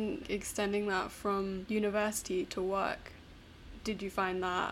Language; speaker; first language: English; native; English